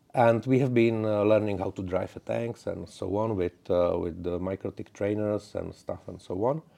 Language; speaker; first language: English; non-native, learner; Czech